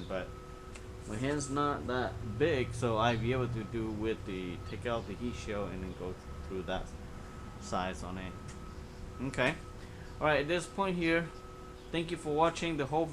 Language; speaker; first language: English; non-native, fluent; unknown